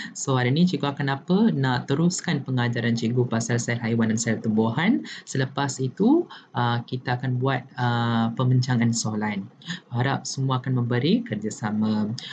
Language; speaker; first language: Malay; non-native, local second language; Tamil